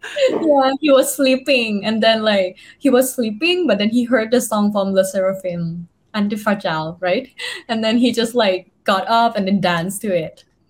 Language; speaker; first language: English; non-native, fluent; Thai